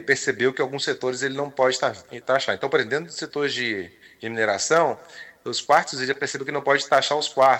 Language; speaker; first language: Portuguese; native; Portuguese